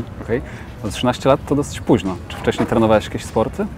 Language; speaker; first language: Polish; native; Polish